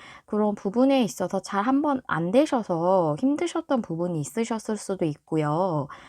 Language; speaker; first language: Korean; native; Korean